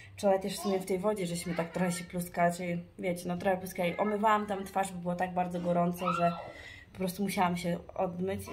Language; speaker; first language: Polish; early bilingual, heritage; Polish